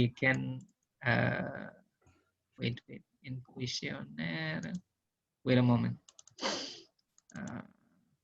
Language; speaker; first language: English; non-native, learner; Indonesian